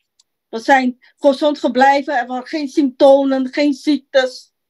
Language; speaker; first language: Dutch; non-native, local second language; Papiamento